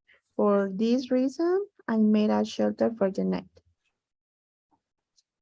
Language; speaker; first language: English; non-native, learner; Spanish